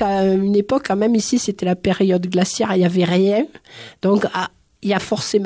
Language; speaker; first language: French; native; French